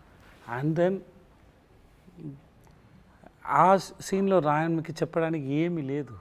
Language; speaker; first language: Telugu; non-native, learner; Tamil